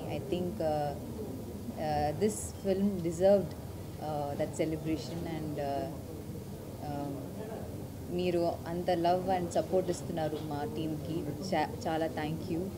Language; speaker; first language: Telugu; non-native, local second language; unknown